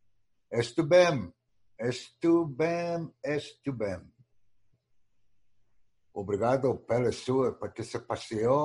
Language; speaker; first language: Portuguese; non-native, learner; English